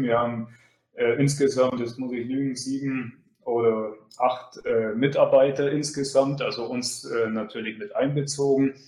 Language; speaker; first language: German; native; German